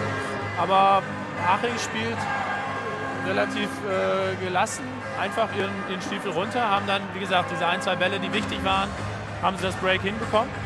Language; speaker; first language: German; native; German